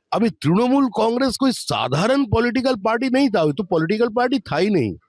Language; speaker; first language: Hindi; non-native, local second language; Bangla